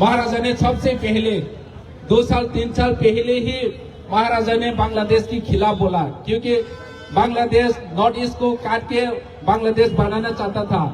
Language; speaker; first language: Hindi; non-native, local second language; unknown